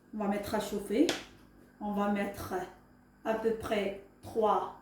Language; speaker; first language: French; non-native, local second language; Arabic